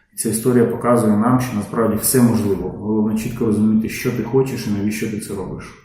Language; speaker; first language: Ukrainian; native; Ukrainian